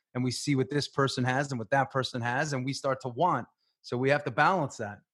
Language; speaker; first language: English; native; English